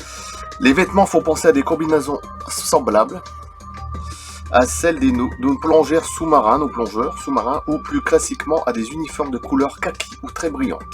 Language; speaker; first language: French; native; French